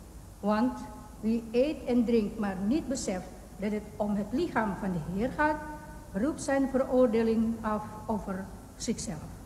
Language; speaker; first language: Dutch; non-native, fluent; Indonesian